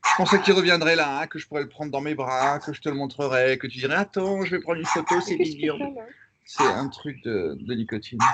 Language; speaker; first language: French; native; French